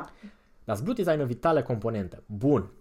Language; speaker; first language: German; non-native, fluent; Romanian